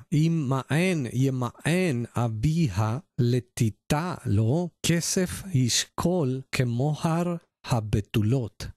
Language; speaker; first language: Hebrew; non-native, learner; Spanish